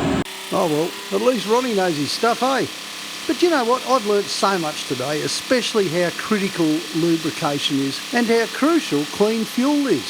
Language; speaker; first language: English; native; English